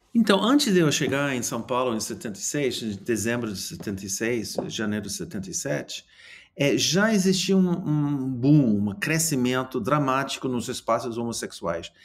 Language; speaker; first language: Portuguese; non-native, fluent; English